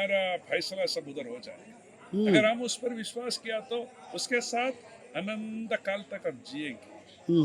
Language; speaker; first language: Hindi; non-native, local second language; Malayalam